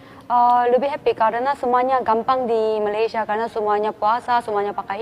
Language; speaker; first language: Indonesian; non-native, fluent; Korean